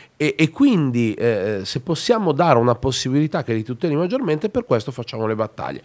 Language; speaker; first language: Italian; native; Italian